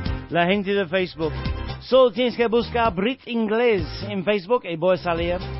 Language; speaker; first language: Spanish; non-native, fluent; English